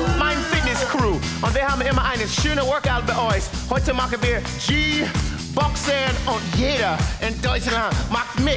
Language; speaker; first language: German; non-native, fluent; English